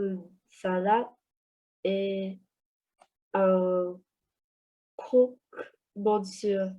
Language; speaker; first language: French; non-native, learner; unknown